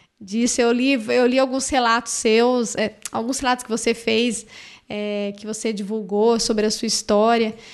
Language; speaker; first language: Portuguese; native; Portuguese